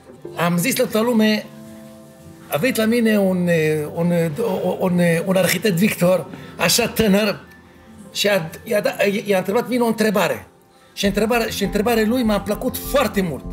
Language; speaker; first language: Romanian; non-native, fluent; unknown